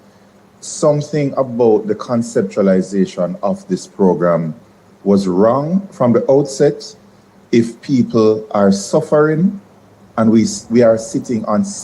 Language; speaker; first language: English; native; English